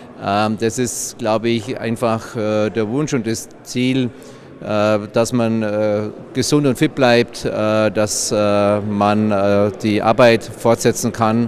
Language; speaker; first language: German; native; German